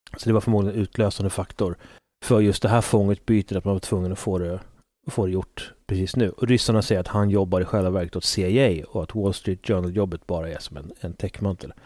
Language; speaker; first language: Swedish; native; Swedish